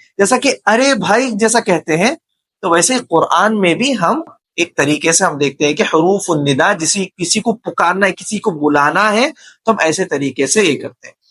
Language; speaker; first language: Urdu; native; Urdu